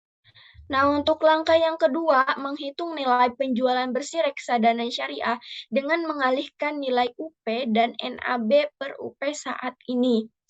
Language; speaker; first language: Indonesian; native; Indonesian